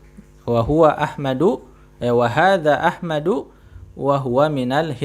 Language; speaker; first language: Arabic; non-native, fluent; Indonesian